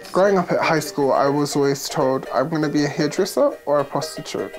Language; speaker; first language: English; native; English